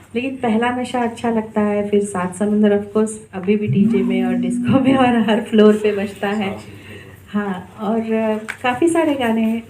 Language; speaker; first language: Hindi; non-native, local second language; Marathi